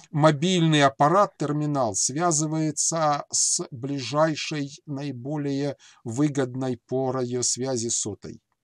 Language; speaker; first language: Russian; native; Russian